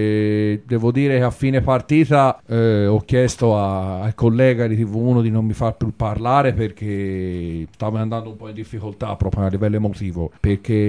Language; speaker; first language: Italian; native; Italian